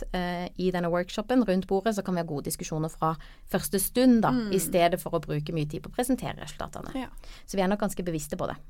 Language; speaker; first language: Norwegian; native; Norwegian